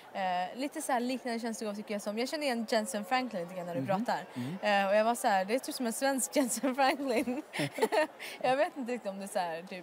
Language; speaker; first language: Swedish; native; Swedish